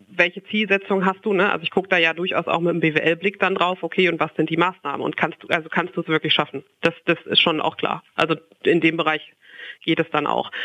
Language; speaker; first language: German; native; German